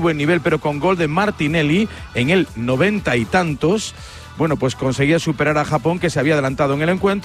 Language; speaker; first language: Spanish; native; Spanish